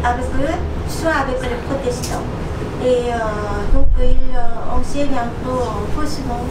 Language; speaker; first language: French; non-native, fluent; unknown